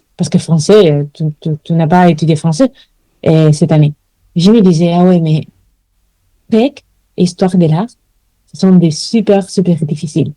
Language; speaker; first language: French; non-native, fluent; Spanish